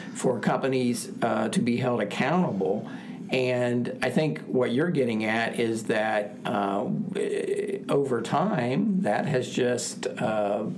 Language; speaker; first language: English; native; English